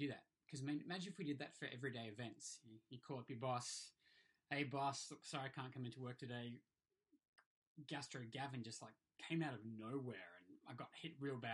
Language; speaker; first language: English; native; English